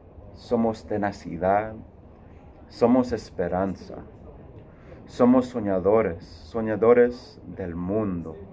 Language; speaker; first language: Spanish; early bilingual, heritage; Spanish